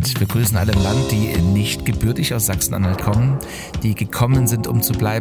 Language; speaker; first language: German; native; German